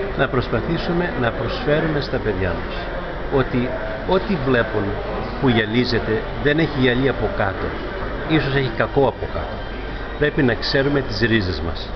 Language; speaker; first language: Greek; early bilingual, heritage; Greek